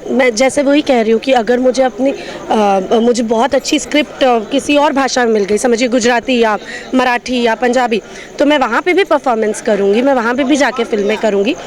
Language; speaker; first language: Hindi; non-native, local second language; Bhojpuri